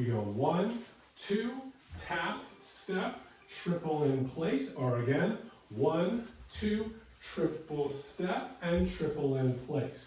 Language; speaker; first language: English; native; English